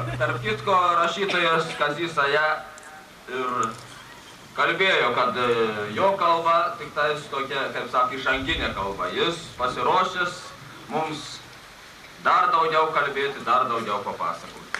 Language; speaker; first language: Lithuanian; native; Lithuanian